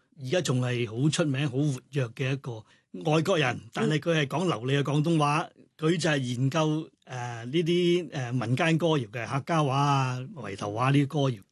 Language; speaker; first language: Cantonese; non-native, local second language; Hakka Chinese